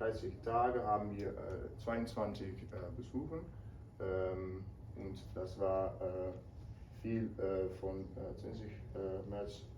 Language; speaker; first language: German; non-native, learner; Dutch